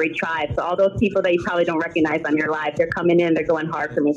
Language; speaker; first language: English; early bilingual, other home language; German